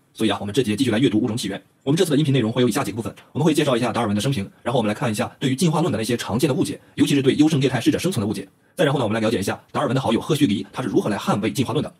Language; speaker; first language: Chinese; native; Chinese